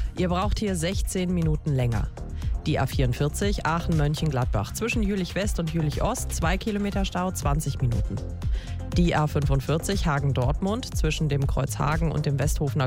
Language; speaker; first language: German; native; German